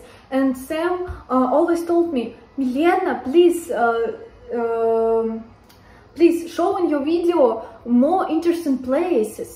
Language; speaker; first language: English; non-native, learner; Russian